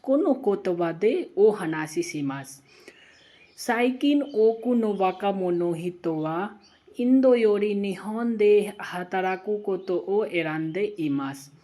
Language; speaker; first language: Japanese; non-native, learner; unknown